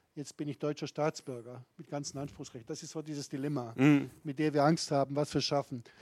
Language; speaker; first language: German; non-native, fluent; Bosnian